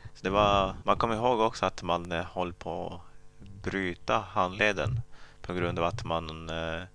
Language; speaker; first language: Swedish; early bilingual, other home language; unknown